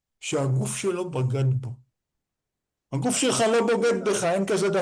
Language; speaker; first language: Hebrew; native; Hebrew